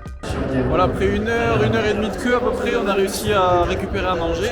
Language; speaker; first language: French; native; French